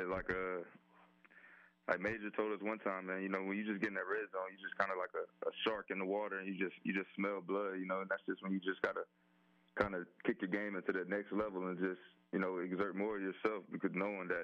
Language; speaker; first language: English; native; English